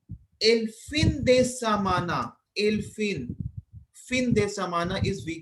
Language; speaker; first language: Spanish; non-native, fluent; Hindi